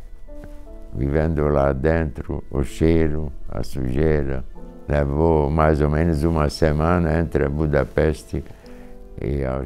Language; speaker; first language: Portuguese; non-native, fluent; Hungarian